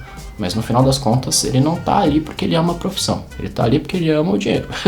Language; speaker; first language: Portuguese; native; Portuguese